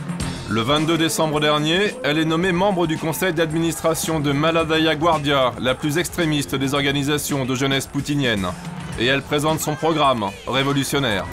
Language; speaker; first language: French; native; French